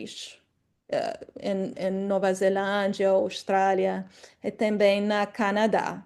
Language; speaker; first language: Portuguese; non-native, fluent; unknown